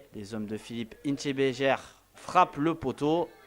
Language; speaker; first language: French; native; French